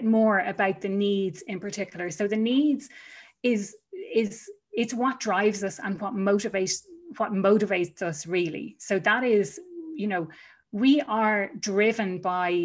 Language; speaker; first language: English; native; English